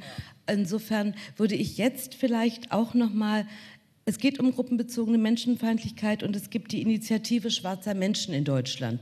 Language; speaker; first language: German; native; German